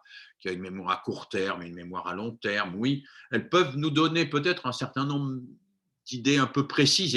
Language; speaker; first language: French; native; French